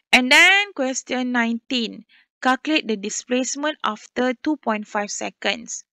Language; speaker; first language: English; non-native, local second language; Malay